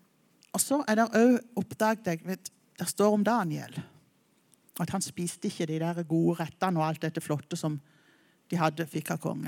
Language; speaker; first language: Norwegian; native; Norwegian